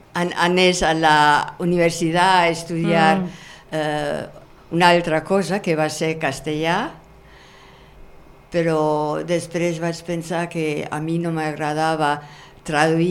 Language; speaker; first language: Catalan; non-native, fluent; German